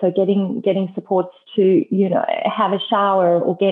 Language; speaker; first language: English; native; English